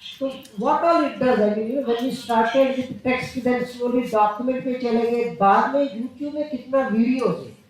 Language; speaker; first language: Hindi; non-native, local second language; Telugu